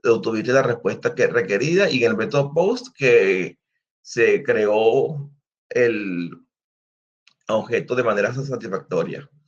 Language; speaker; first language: Spanish; native; Spanish